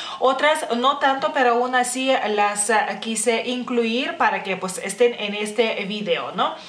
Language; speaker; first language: Spanish; non-native, fluent; Lithuanian